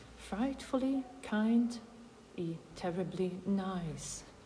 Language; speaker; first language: English; non-native, fluent; Ukrainian